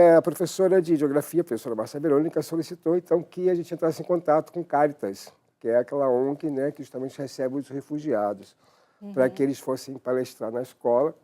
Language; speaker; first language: Portuguese; native; Portuguese